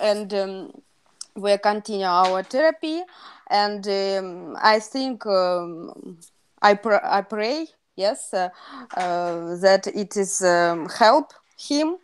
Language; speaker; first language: English; non-native, learner; Russian